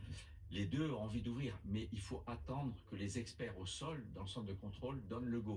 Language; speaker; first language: French; native; French